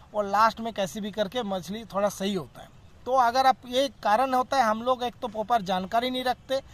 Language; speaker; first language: Hindi; non-native, local second language; Bangla